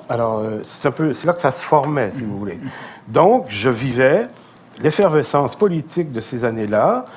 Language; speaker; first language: French; native; French